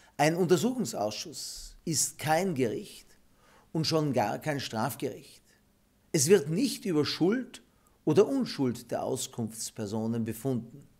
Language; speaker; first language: German; native; German